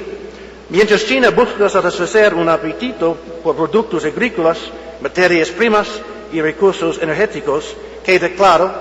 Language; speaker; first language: Spanish; non-native, fluent; English